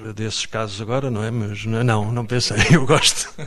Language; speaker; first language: Portuguese; native; Portuguese